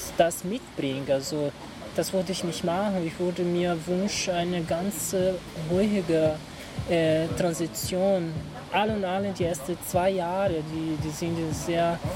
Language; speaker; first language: German; non-native, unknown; Portuguese